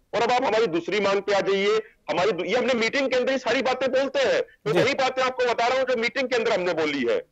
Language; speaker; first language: Hindi; native; Hindi